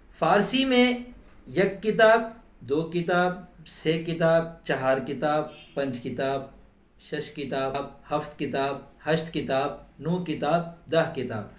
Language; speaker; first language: Urdu; native; Urdu